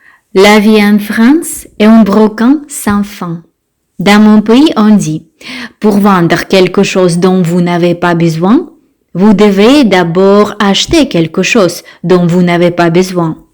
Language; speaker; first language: French; non-native, fluent; Russian